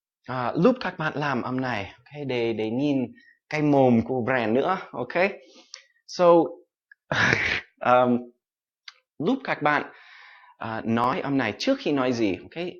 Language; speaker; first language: Vietnamese; non-native, fluent; English